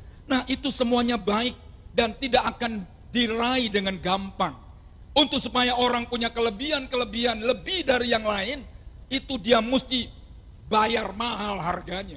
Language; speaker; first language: Indonesian; non-native, local second language; Javanese